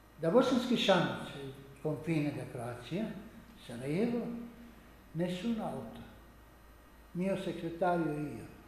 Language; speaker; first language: Italian; non-native, learner; Croatian